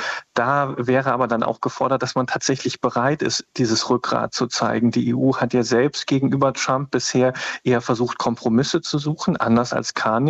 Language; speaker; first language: German; native; German